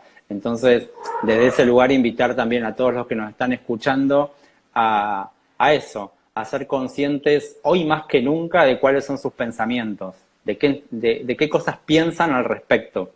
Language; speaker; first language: Spanish; native; Spanish